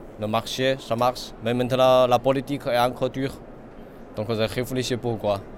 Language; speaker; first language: French; non-native, learner; Chinese